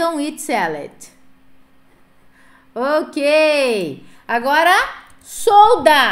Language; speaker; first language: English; non-native, fluent; Portuguese